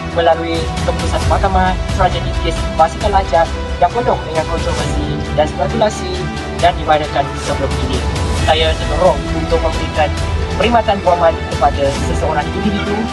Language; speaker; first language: Malay; non-native, local second language; Chinese